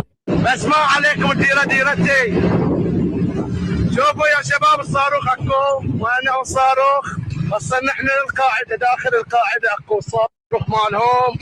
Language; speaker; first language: Arabic; native; Arabic